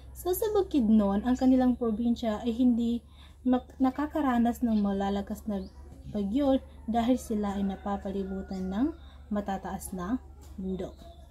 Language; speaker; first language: Filipino; non-native, local second language; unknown